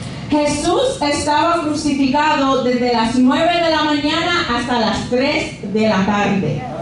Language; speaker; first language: Spanish; early bilingual, other home language; English